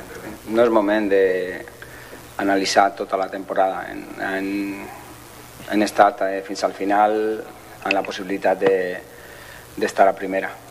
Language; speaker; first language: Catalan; non-native, fluent; Spanish